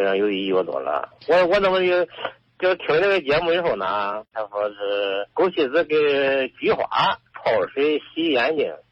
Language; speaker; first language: Chinese; native; Chinese